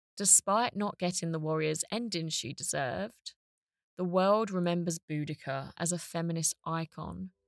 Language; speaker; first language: English; native; English